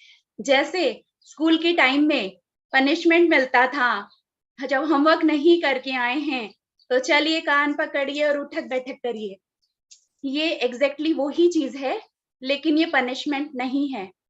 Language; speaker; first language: Hindi; native; Hindi